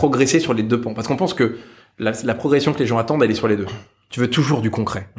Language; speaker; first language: French; native; French